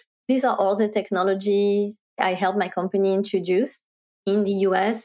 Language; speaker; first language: English; non-native, fluent; French